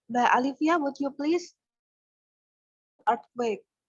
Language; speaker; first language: English; non-native, fluent; Indonesian